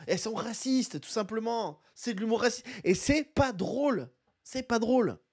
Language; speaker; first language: French; native; French